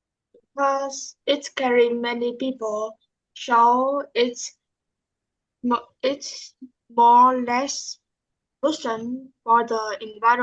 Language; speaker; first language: English; non-native, learner; Vietnamese